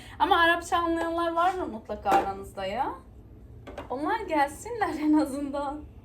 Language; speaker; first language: Turkish; non-native, local second language; Arabic